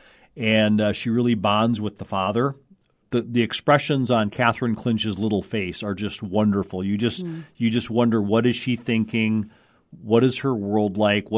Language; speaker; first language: English; native; English